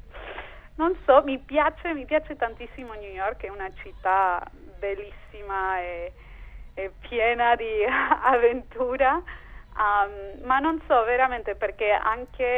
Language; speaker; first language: Italian; non-native, fluent; Spanish